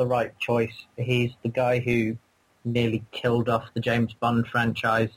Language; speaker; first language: English; native; English